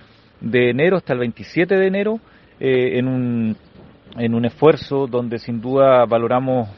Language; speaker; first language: Spanish; native; Spanish